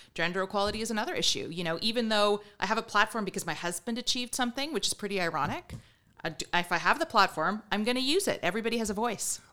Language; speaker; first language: English; native; English